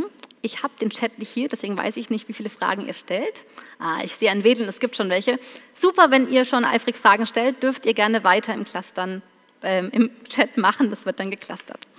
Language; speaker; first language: German; native; German